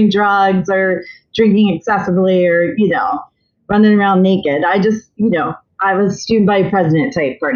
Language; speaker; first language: English; native; English